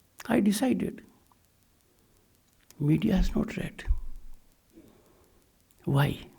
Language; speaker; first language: English; non-native, local second language; Hindi